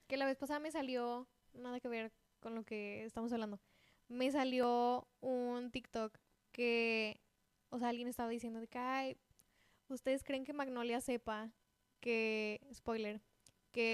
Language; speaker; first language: Spanish; native; Spanish